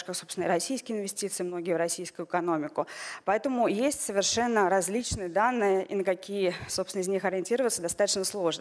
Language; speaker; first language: Russian; native; Russian